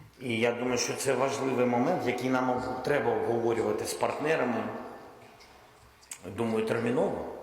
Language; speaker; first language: Ukrainian; non-native, local second language; Russian